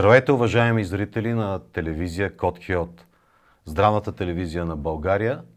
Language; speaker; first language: Bulgarian; native; Bulgarian